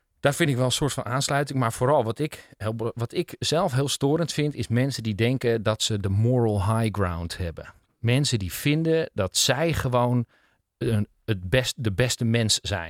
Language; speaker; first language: Dutch; native; Dutch